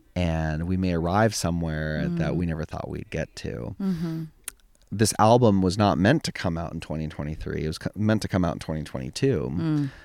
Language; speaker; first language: English; native; English